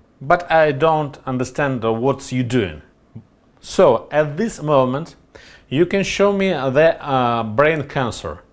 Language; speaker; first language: English; non-native, learner; Russian